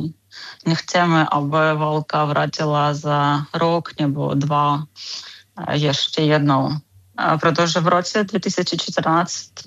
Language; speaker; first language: Czech; non-native, fluent; Ukrainian